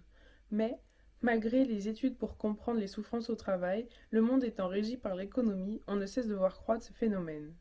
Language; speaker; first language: French; native; French